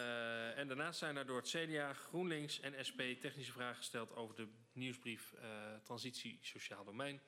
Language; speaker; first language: Dutch; native; Dutch